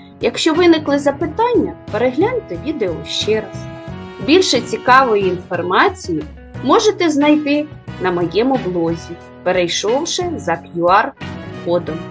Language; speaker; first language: Ukrainian; native; Ukrainian